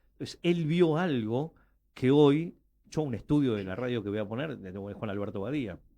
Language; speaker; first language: Spanish; early bilingual, other home language; Chinese